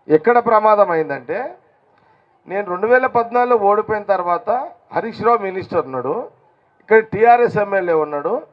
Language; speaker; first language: Telugu; native; Telugu